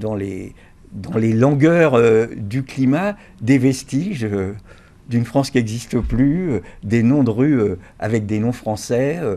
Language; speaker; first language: French; native; French